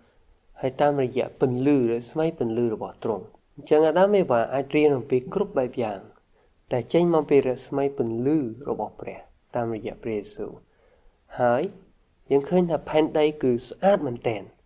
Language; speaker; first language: Khmer; native; Khmer